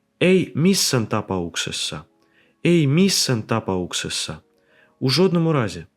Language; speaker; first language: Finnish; non-native, fluent; Ukrainian